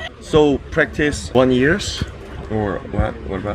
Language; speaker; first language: English; non-native, learner; Korean